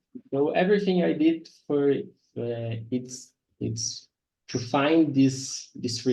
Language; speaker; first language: English; non-native, learner; Portuguese